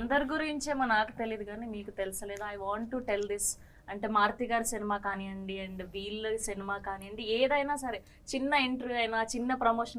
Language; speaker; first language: Telugu; native; Telugu